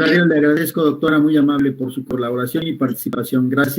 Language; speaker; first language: Spanish; native; Spanish